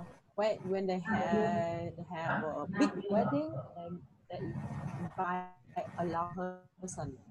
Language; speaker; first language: English; non-native, learner; Vietnamese